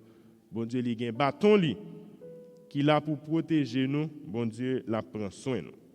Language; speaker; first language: French; non-native, local second language; Haitian Creole